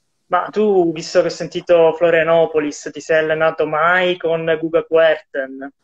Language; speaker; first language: Italian; native; Italian